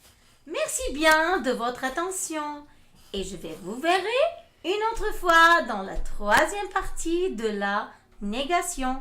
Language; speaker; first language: French; non-native, fluent; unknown